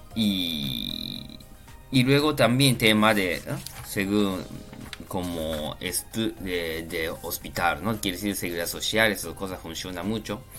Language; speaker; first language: Spanish; non-native, learner; Japanese